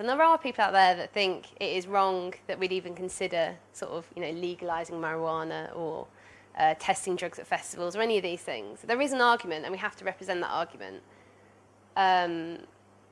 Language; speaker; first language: English; native; English